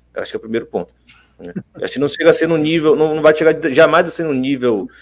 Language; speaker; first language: Portuguese; native; Portuguese